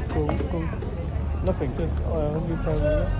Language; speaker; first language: English; non-native, learner; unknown